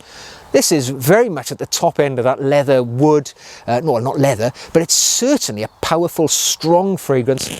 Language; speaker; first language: English; native; English